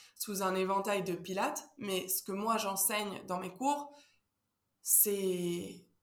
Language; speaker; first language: French; early bilingual, heritage; Spanish